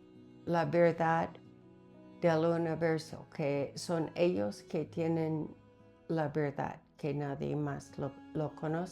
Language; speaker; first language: Spanish; non-native, fluent; English